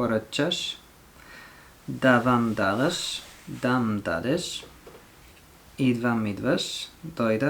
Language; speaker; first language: Bulgarian; non-native, learner; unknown